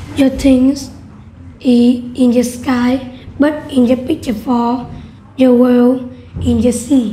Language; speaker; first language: English; non-native, learner; Vietnamese